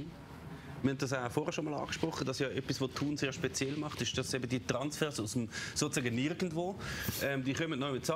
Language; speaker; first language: German; native; German